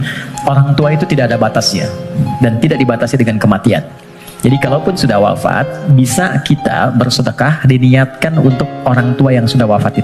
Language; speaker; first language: Indonesian; native; Indonesian